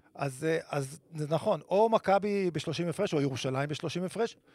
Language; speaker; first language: Hebrew; native; Hebrew